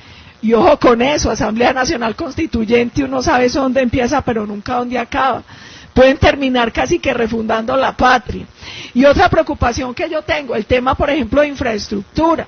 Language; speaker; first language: Spanish; native; Spanish